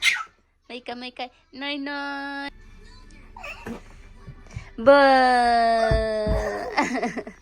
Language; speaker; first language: Japanese; non-native, fluent; Filipino